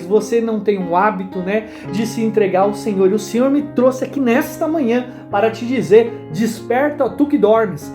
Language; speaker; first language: Portuguese; native; Portuguese